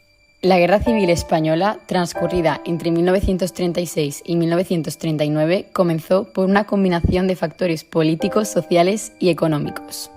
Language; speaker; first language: Spanish; native; Spanish